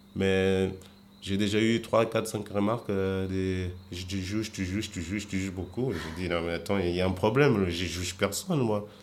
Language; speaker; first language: French; non-native, fluent; Portuguese